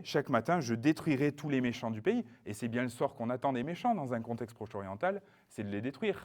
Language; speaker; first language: French; native; French